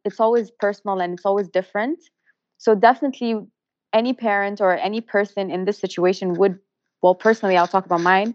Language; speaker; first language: English; non-native, local second language; Arabic